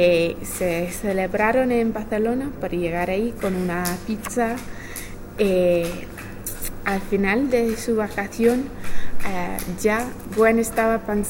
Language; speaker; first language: Spanish; non-native, fluent; English